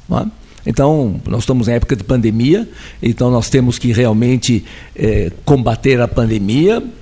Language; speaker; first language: Portuguese; early bilingual, other home language; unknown